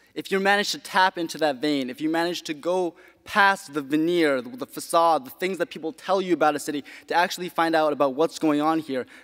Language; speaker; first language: English; native; English